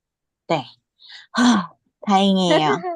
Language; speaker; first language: Korean; non-native, learner; English